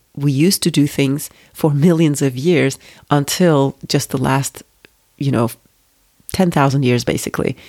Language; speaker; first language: English; non-native, fluent; Turkish